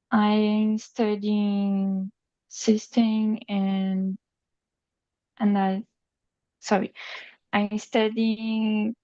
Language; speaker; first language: English; non-native, learner; Portuguese